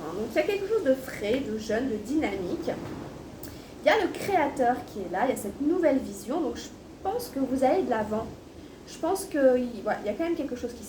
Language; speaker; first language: French; native; French